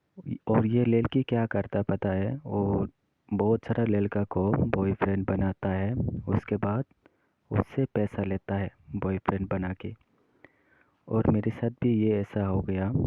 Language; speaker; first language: Hindi; non-native, local second language; Kok Borok